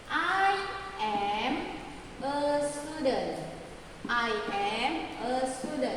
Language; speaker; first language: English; non-native, learner; Indonesian